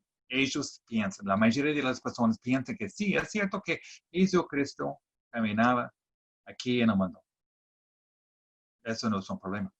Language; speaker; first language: Spanish; non-native, fluent; English